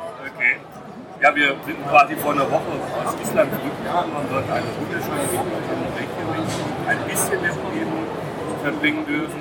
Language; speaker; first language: German; native; German